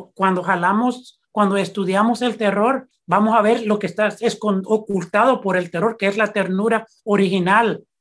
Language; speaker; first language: Spanish; early bilingual, heritage; Spanish